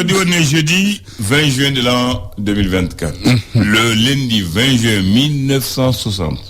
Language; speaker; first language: French; non-native, local second language; Bambara